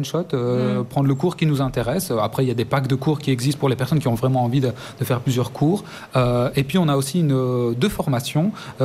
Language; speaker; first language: French; native; French